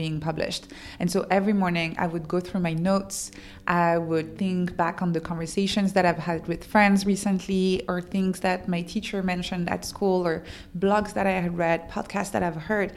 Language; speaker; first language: English; non-native, fluent; French